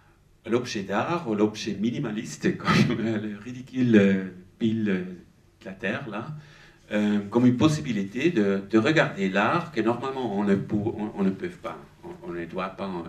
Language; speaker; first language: French; non-native, learner; German